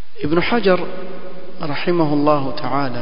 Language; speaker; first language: Arabic; non-native, fluent; Swahili